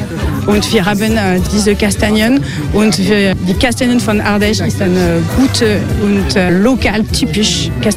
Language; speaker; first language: German; non-native, learner; French